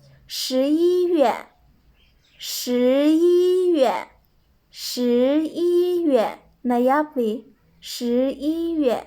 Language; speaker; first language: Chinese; non-native, fluent; Kyrgyz